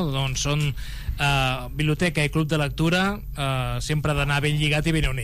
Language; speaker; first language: Catalan; native; Catalan